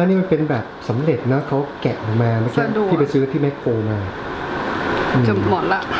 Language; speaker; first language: Thai; native; Thai